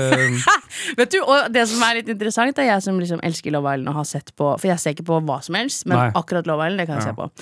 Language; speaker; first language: Norwegian; native; Norwegian